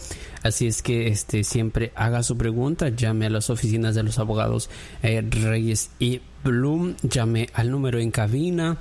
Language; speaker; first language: Spanish; native; Spanish